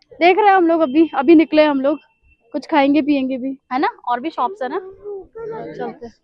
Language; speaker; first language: Hindi; non-native, local second language; Bangla